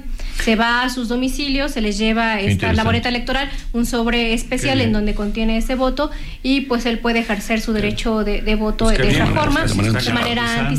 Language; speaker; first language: Spanish; native; Spanish